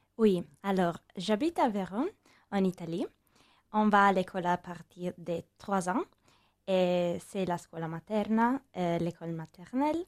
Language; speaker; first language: French; non-native, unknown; Italian